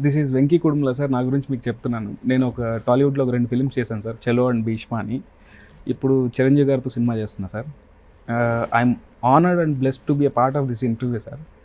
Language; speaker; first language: Telugu; native; Telugu